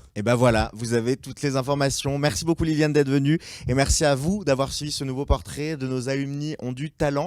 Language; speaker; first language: French; native; French